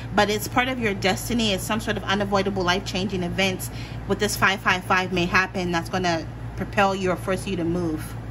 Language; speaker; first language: English; native; English